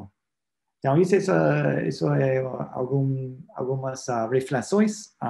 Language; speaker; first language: Portuguese; non-native, fluent; English